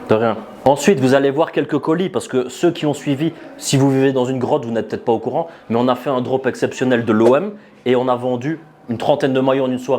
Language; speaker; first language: French; native; French